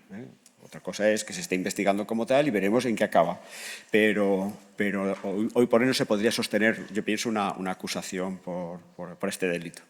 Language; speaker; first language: Spanish; native; Spanish